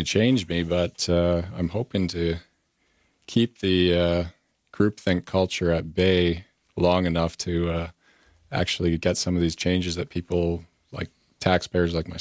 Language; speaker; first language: English; native; English